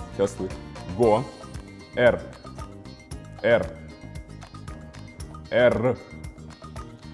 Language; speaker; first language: Russian; native; Russian